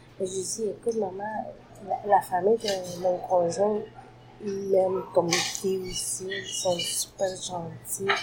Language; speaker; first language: French; non-native, fluent; Spanish